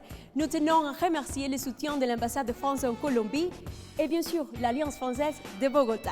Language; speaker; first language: French; non-native, fluent; Spanish